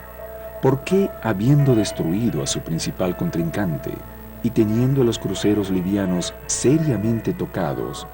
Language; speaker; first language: Spanish; native; Spanish